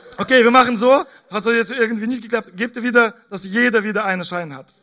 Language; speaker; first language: German; non-native, fluent; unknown